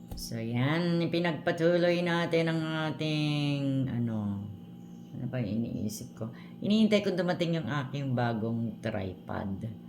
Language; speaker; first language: Filipino; non-native, local second language; Cebuano